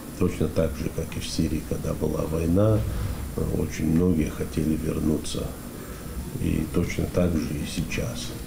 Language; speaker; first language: Russian; non-native, local second language; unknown